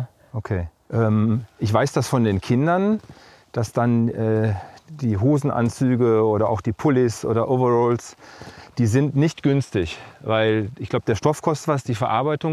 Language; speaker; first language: German; native; German